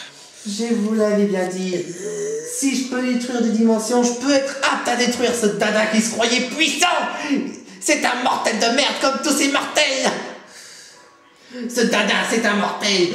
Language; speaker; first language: French; native; French